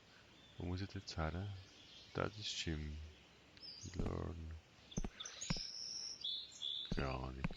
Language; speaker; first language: German; native; German